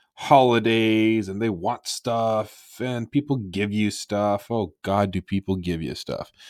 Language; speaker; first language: English; native; English